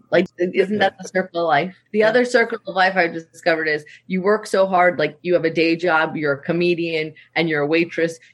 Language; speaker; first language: English; native; English